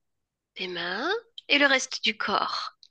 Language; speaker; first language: French; native; French